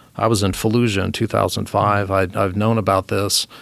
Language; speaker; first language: English; native; English